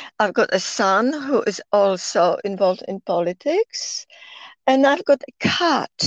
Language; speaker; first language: English; non-native, fluent; Polish